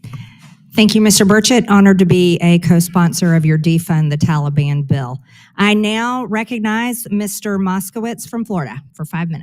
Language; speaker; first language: English; native; English